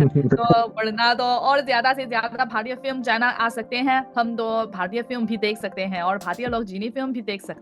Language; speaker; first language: Hindi; non-native, fluent; Chinese